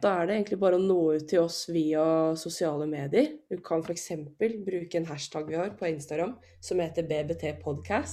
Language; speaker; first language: Norwegian; native; Norwegian